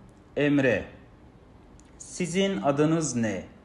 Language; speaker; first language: Turkish; non-native, fluent; Kazakh